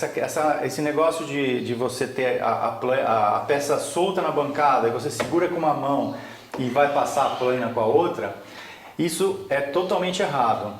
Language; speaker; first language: Portuguese; native; Portuguese